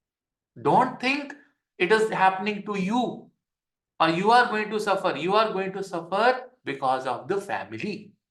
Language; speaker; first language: English; non-native, local second language; Hindi